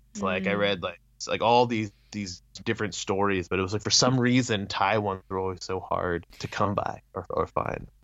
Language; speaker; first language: English; early bilingual, other home language; Thai